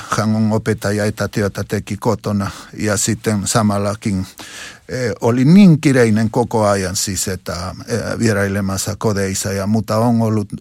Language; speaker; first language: Finnish; non-native, learner; Spanish